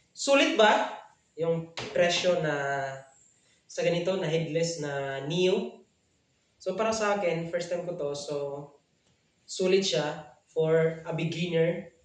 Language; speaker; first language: Filipino; non-native, local second language; Cebuano